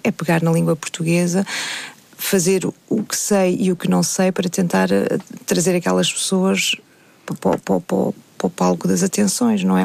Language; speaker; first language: Portuguese; native; Portuguese